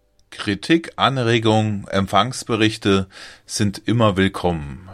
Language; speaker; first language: German; native; German